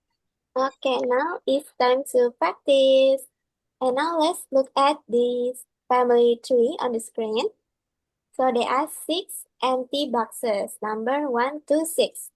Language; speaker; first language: English; non-native, fluent; Indonesian